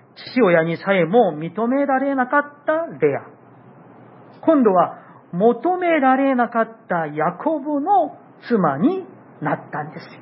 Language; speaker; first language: Japanese; non-native, fluent; Korean